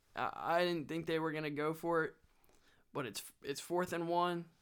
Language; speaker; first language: English; native; English